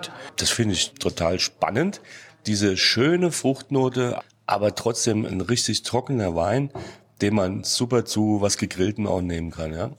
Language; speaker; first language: German; native; German